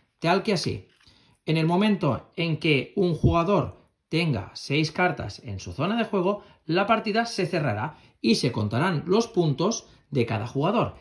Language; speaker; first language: Spanish; native; Spanish